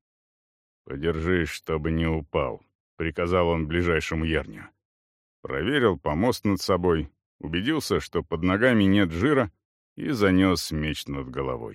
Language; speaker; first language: Russian; native; Russian